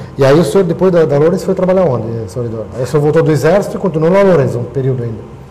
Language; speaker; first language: Portuguese; native; Portuguese